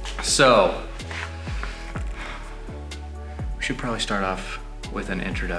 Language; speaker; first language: English; native; English